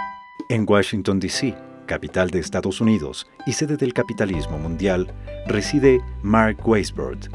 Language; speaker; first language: Spanish; native; Spanish